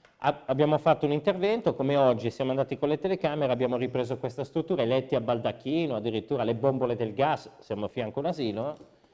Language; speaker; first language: Italian; native; Italian